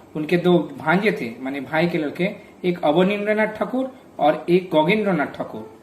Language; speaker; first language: Hindi; non-native, local second language; Bangla